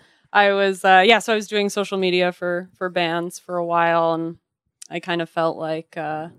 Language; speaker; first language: English; native; English